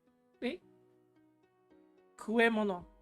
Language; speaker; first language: Japanese; non-native, learner; English